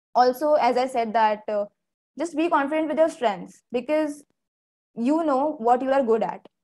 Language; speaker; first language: English; non-native, local second language; Hindi